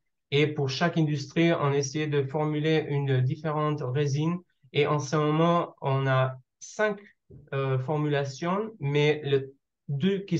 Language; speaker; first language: French; non-native, learner; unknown